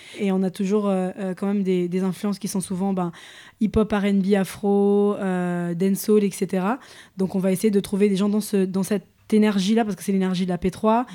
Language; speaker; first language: French; early bilingual, other home language; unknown